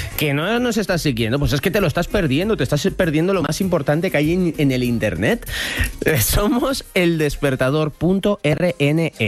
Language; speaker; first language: Spanish; native; Spanish